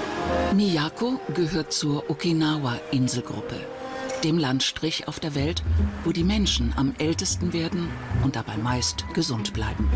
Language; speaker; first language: German; native; German